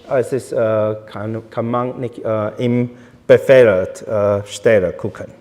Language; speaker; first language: German; non-native, learner; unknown